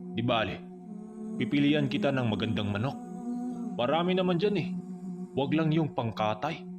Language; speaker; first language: Filipino; non-native, local second language; Cebuano